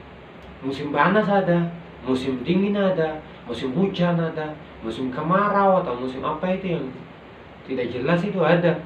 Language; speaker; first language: Indonesian; non-native, local second language; Arabic